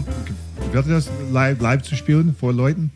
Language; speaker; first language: German; non-native, fluent; English